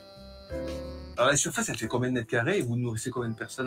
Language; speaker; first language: French; native; French